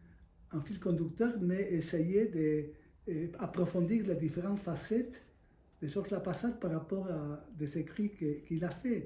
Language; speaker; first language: French; non-native, fluent; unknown